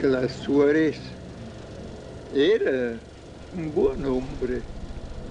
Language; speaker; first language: Spanish; non-native, fluent; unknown